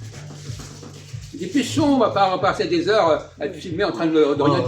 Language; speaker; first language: French; native; French